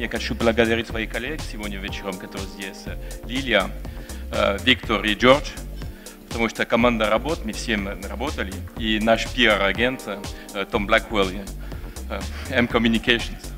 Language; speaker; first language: Russian; non-native, fluent; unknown